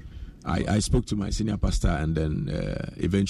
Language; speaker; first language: English; non-native, local second language; Akan